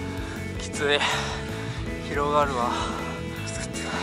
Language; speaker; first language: Japanese; native; Japanese